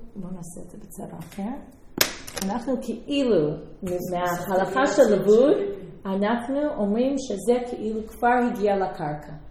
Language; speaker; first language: Hebrew; non-native, fluent; English